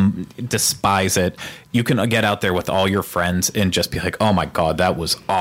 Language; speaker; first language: English; native; English